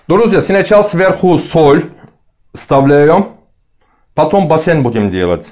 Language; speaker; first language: Russian; non-native, learner; Turkish